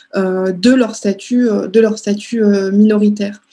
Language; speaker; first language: French; native; French